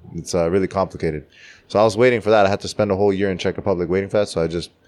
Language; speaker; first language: English; early bilingual, other home language; Czech